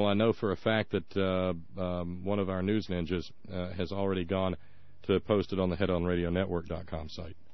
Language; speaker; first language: English; native; English